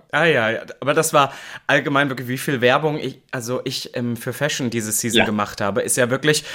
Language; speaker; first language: German; native; German